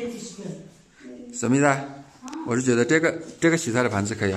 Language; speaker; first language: Chinese; native; Chinese